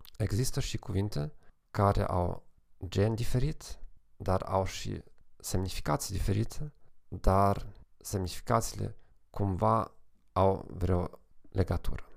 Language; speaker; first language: Romanian; non-native, fluent; German